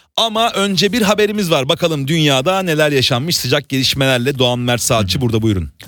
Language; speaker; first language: Turkish; native; Turkish